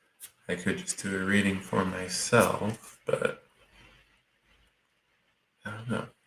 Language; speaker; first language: English; native; English